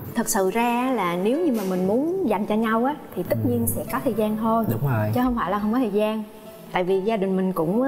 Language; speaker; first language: Vietnamese; native; Vietnamese